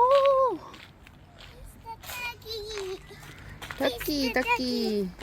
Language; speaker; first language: Korean; native; Korean